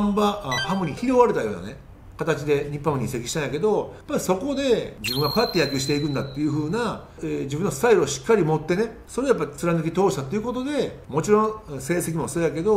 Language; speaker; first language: Japanese; native; Japanese